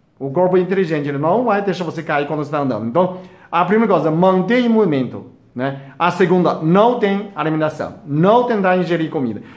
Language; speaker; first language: Portuguese; non-native, fluent; Chinese